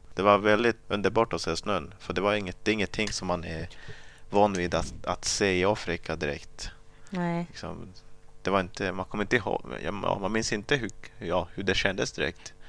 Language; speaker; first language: Swedish; early bilingual, other home language; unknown